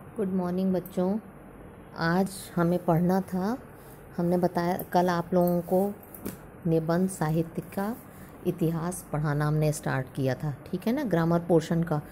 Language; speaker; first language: Hindi; native; Hindi